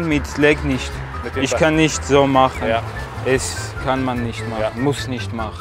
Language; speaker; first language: German; non-native, learner; Armenian